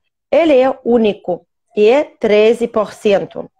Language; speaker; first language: Portuguese; non-native, fluent; Russian